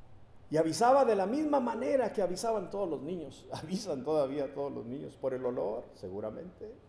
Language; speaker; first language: Spanish; native; Spanish